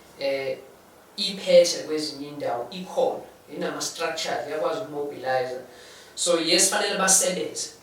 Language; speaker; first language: Zulu; non-native, local second language; English